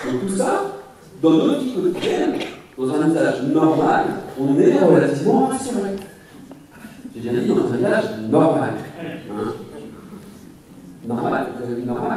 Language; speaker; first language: French; native; French